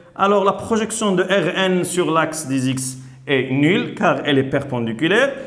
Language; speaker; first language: French; non-native, local second language; Arabic